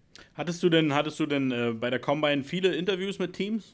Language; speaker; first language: German; native; German